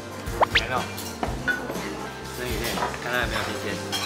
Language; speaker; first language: Chinese; native; Chinese